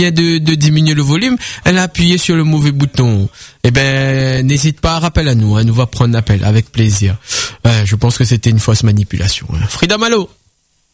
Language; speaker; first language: French; native; French